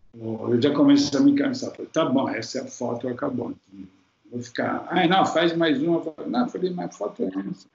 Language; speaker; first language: Portuguese; non-native, fluent; Italian